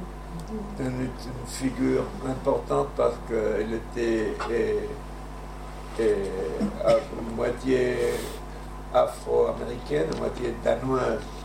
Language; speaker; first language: French; non-native, fluent; Spanish